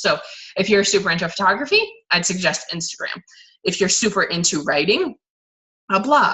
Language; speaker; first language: English; native; English